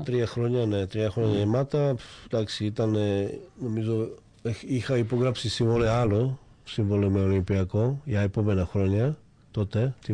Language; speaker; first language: Greek; non-native, fluent; Slovak